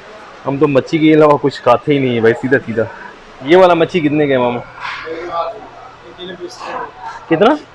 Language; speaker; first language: Hindi; native; Hindi